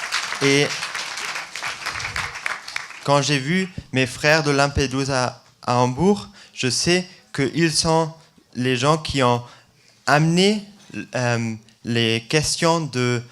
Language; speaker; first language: French; non-native, fluent; German